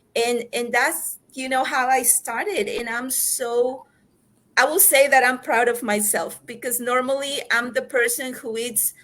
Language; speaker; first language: English; non-native, fluent; Spanish